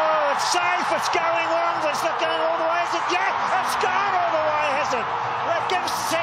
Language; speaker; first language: English; native; English